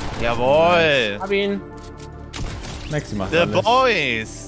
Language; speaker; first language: German; native; German